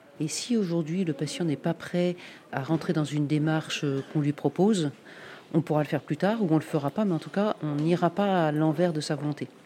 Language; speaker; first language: French; native; French